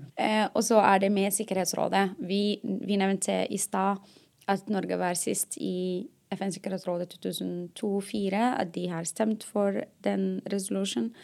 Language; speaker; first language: Norwegian; non-native, fluent; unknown